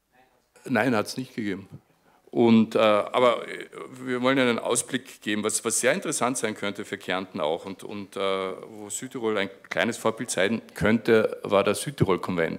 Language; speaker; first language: German; native; German